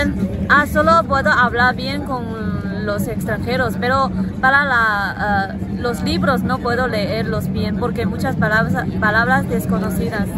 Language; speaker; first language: Spanish; non-native, learner; Chinese